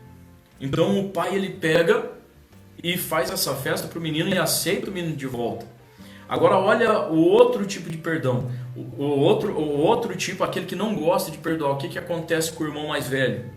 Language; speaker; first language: Portuguese; native; Portuguese